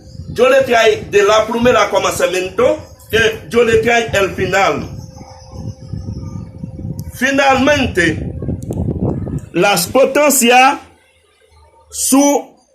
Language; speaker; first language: Spanish; non-native, learner; Haitian Creole